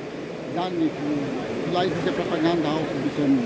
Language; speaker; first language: German; non-native, learner; Albanian